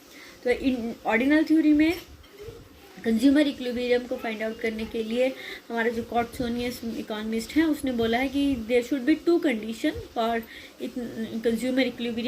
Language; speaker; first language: Hindi; native; Hindi